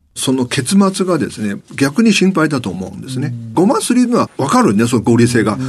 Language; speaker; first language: Japanese; non-native, fluent; Chinese